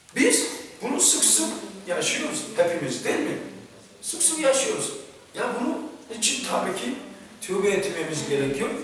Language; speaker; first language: Turkish; non-native, fluent; Korean